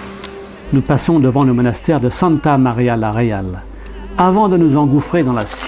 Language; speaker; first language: French; native; French